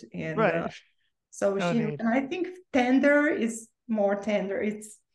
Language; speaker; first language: English; non-native, fluent; Romanian